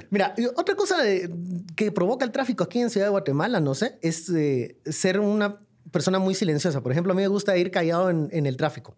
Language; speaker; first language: Spanish; native; Spanish